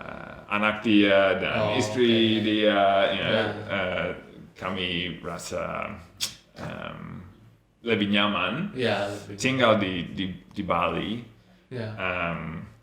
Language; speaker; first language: Indonesian; non-native, learner; English